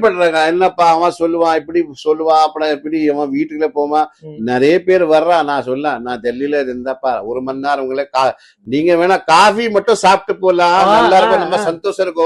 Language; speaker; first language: Tamil; non-native, fluent; Hindi